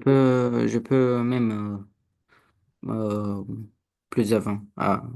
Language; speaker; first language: French; non-native, learner; Romanian